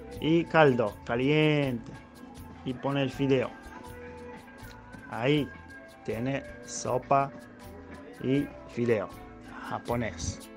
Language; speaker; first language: Spanish; non-native, learner; Japanese